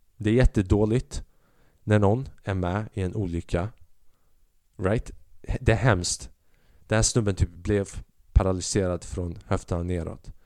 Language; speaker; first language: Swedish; early bilingual, other home language; Albanian